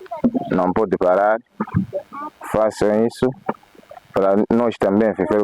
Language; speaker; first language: Portuguese; non-native, local second language; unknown